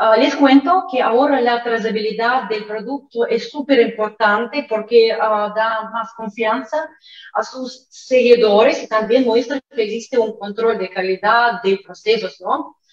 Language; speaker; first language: Spanish; non-native, fluent; Russian